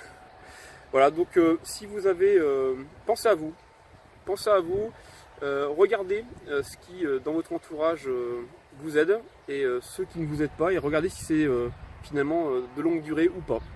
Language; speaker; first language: French; native; French